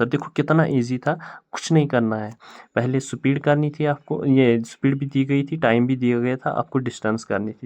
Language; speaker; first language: Hindi; non-native, local second language; Kashmiri